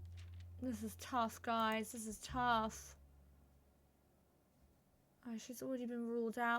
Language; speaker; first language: English; native; English